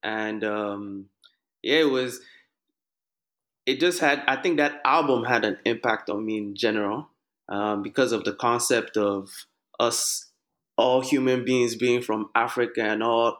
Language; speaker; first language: English; non-native, local second language; Yoruba